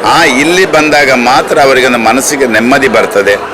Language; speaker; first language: Kannada; native; Kannada